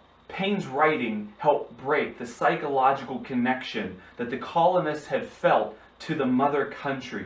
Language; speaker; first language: English; native; English